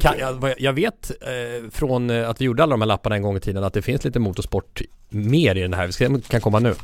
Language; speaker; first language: Swedish; native; Swedish